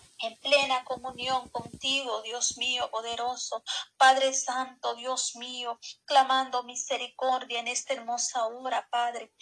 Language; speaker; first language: Spanish; native; Spanish